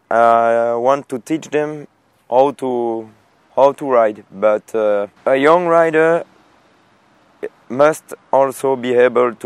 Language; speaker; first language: English; non-native, fluent; French